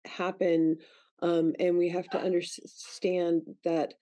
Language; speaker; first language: English; native; English